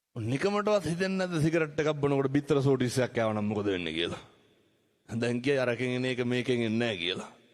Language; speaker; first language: Sinhala; native; Sinhala